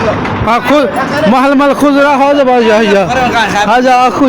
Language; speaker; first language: Arabic; non-native, learner; Urdu